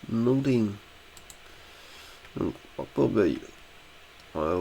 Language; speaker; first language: French; native; French